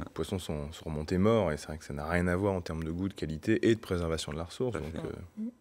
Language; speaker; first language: French; native; French